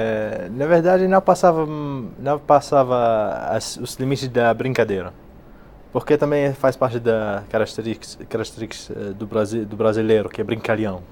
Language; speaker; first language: Portuguese; non-native, fluent; Arabic